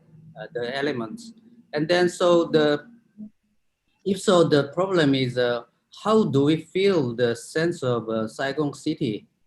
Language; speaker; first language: English; non-native, fluent; Korean